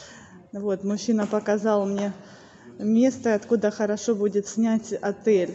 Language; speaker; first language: Russian; native; Russian